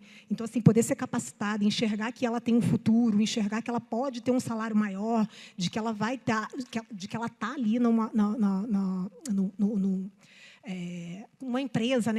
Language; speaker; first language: Portuguese; native; Portuguese